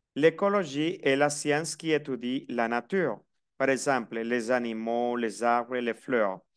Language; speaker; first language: Spanish; native; Spanish